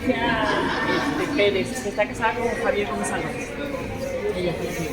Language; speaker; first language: Spanish; native; Spanish